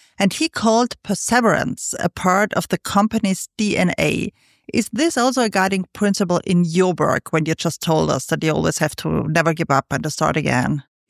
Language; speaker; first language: English; non-native, fluent; German